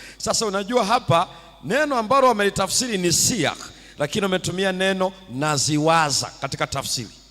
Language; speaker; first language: Swahili; native; Swahili